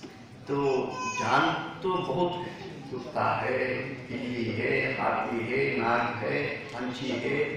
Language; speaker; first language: Hindi; non-native, learner; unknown